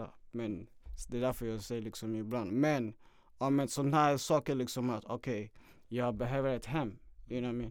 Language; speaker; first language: Swedish; non-native, fluent; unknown